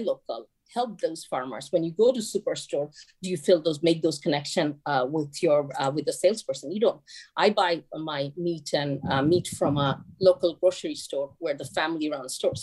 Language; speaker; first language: English; non-native, local second language; Bangla